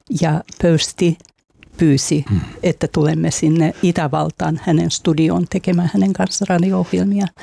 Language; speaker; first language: Finnish; non-native, fluent; Russian